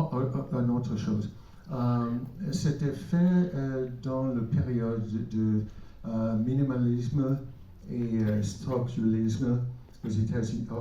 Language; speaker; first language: French; non-native, fluent; English